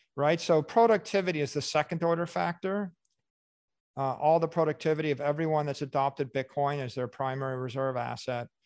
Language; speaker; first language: English; native; English